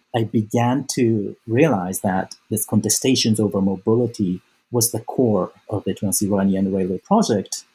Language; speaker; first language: English; non-native, fluent; Japanese